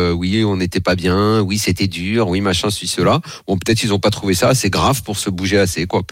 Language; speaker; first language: French; native; French